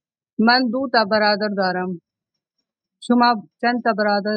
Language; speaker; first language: Persian; non-native, learner; Urdu